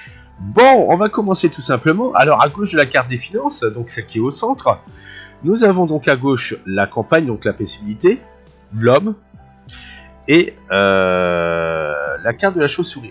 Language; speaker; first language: French; native; French